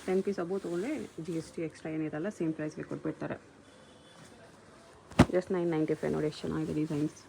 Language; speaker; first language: Kannada; native; Kannada